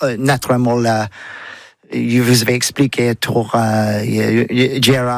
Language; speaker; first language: French; non-native, learner; English